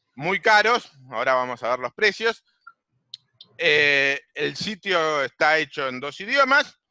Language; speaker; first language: Spanish; native; Spanish